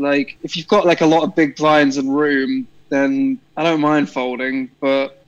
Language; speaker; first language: English; native; English